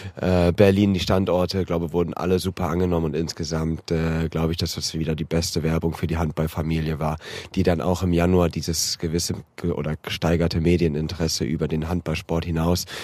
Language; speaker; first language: German; native; German